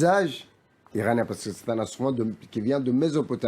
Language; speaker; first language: French; non-native, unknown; Persian